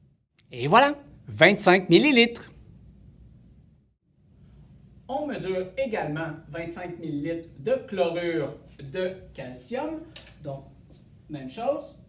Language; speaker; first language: French; native; French